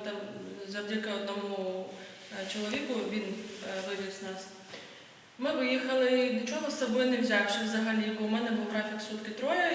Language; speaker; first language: Ukrainian; native; Ukrainian